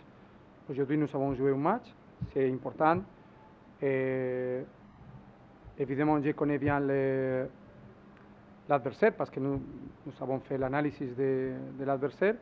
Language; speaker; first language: French; non-native, learner; Spanish